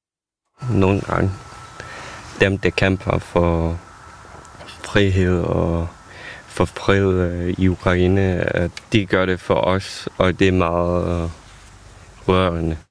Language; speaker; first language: Danish; non-native, local second language; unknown